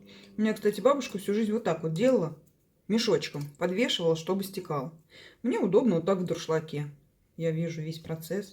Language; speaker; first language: Russian; native; Russian